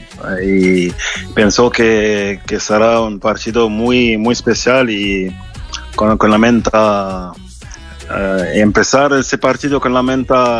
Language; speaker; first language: Spanish; non-native, fluent; French